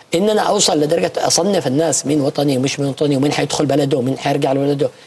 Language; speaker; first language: Arabic; native; Arabic